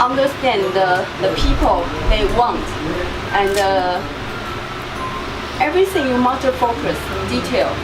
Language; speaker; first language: English; non-native, learner; Chinese